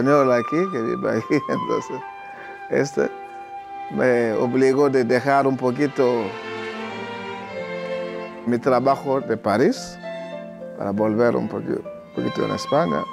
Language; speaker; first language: Spanish; non-native, learner; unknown